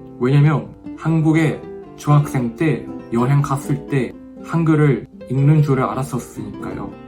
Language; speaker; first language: Korean; non-native, fluent; Japanese